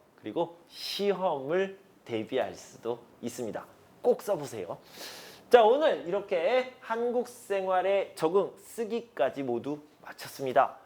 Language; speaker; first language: Korean; native; Korean